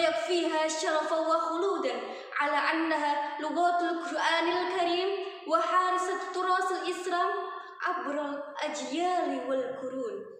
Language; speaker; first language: Arabic; non-native, fluent; Indonesian